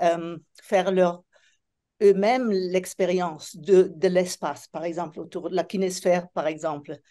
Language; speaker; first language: French; non-native, fluent; Italian